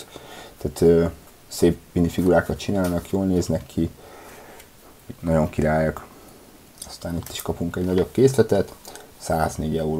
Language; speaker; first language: Hungarian; native; Hungarian